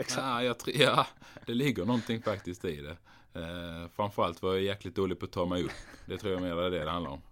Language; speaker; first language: Swedish; native; Swedish